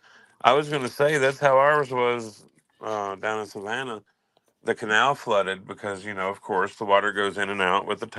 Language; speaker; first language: English; native; English